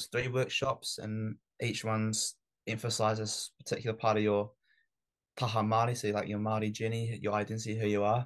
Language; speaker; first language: English; native; English